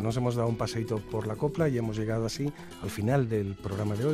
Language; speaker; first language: Spanish; native; Spanish